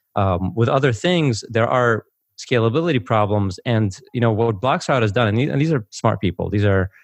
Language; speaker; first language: English; native; English